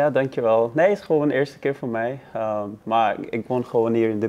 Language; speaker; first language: Dutch; non-native, learner; Persian